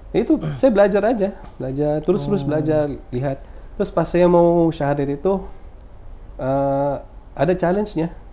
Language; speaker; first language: Indonesian; non-native, fluent; Filipino